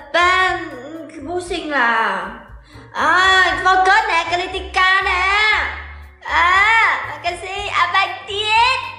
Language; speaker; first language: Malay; non-native, learner; Vietnamese